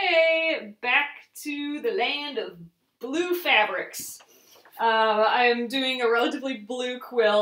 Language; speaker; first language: English; native; English